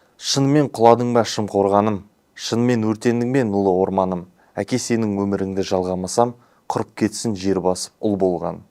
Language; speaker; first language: Kazakh; non-native, local second language; Uyghur